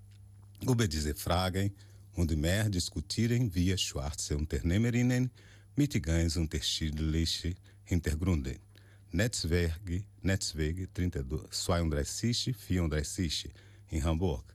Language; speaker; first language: German; non-native, learner; Portuguese